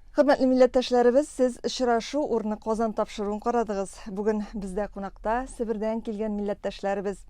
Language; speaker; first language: Tatar; native; Tatar